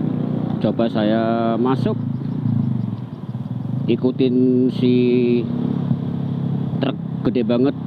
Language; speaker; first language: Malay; non-native, local second language; Javanese